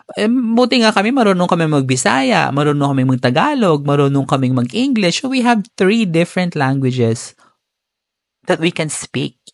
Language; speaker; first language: Filipino; non-native, local second language; Cebuano